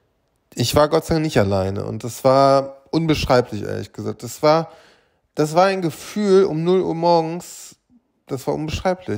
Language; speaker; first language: German; native; German